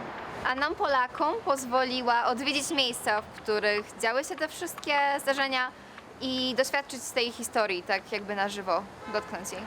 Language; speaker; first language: Polish; native; Polish